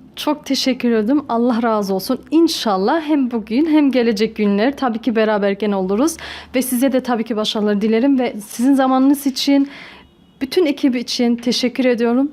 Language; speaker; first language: Turkish; early bilingual, heritage; Turkish